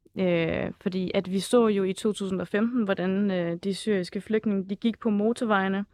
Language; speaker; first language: Danish; early bilingual, other home language; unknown